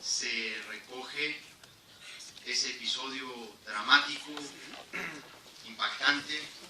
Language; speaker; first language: Spanish; native; Spanish